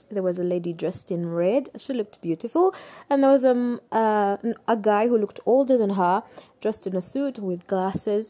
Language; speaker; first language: English; non-native, local second language; Ganda